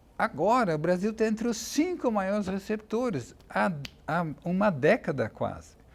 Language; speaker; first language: Portuguese; non-native, fluent; Dutch